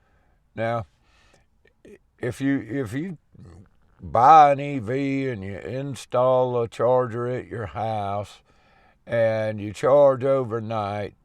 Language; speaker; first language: English; native; English